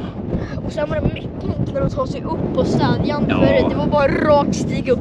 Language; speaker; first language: Swedish; native; Swedish